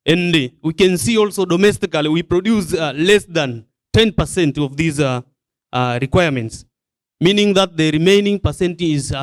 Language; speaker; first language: English; non-native, local second language; Swahili